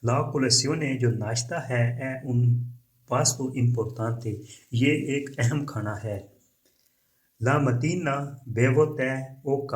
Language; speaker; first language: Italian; non-native, fluent; Urdu